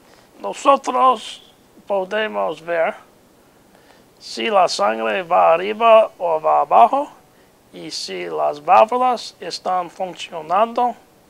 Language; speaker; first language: Spanish; non-native, learner; English